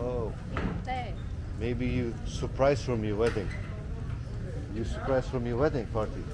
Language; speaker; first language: English; non-native, learner; Turkish